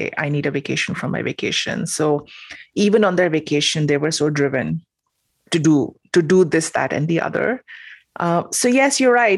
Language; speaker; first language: English; non-native, local second language; Hindi